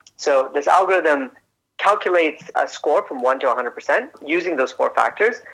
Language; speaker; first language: English; early bilingual, other home language; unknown